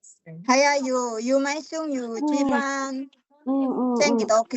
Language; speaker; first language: Cantonese; non-native, learner; Indonesian